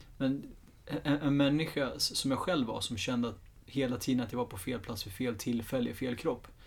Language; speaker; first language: Swedish; early bilingual, other home language; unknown